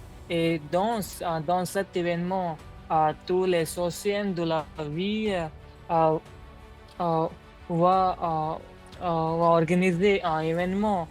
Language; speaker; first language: French; non-native, learner; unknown